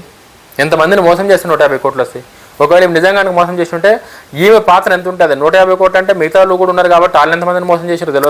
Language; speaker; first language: Telugu; native; Telugu